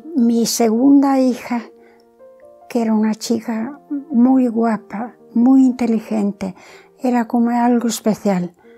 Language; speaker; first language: Spanish; non-native, fluent; Italian